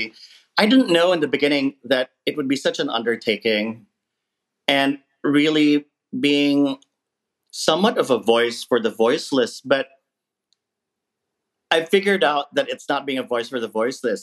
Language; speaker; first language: English; non-native, local second language; Filipino